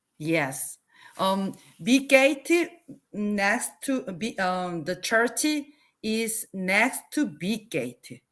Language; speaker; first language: English; non-native, learner; Korean